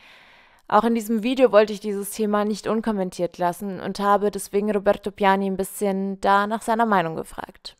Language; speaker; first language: German; native; German